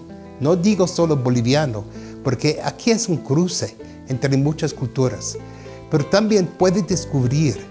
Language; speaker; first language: Spanish; non-native, fluent; English